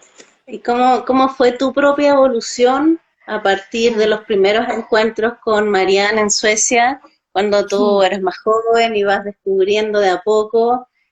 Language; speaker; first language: Spanish; native; Spanish